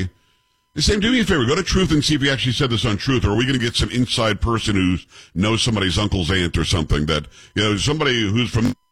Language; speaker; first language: English; native; English